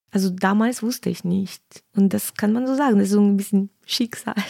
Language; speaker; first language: German; non-native, fluent; Ukrainian